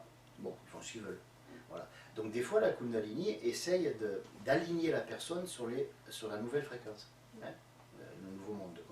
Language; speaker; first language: French; native; French